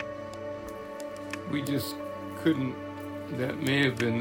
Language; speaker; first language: English; native; English